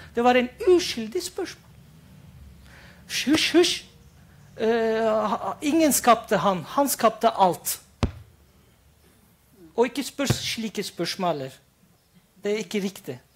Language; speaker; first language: Norwegian; non-native, fluent; Turkish